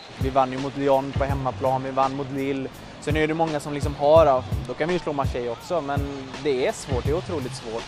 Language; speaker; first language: Swedish; native; Swedish